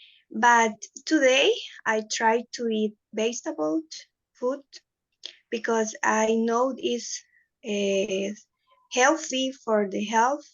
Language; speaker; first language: English; non-native, learner; Spanish